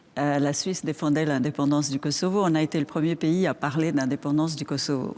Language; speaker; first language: French; native; French